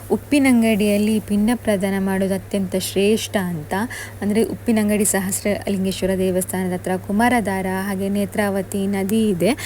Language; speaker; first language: Kannada; non-native, local second language; Tulu